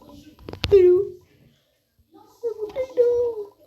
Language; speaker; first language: French; native; French